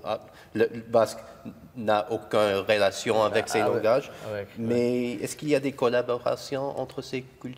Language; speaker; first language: French; non-native, fluent; English